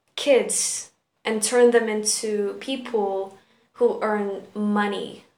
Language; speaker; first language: English; non-native, fluent; Turkish